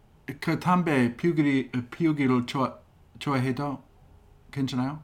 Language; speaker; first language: Korean; non-native, fluent; English